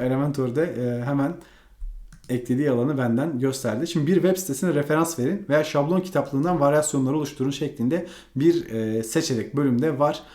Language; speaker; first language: Turkish; native; Turkish